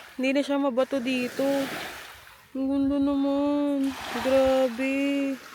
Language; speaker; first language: Filipino; native; Filipino